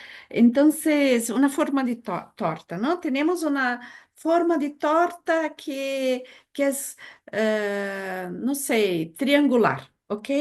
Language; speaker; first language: Spanish; non-native, fluent; Portuguese